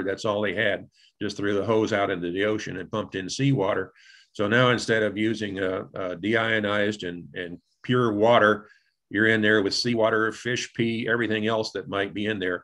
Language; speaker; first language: English; native; English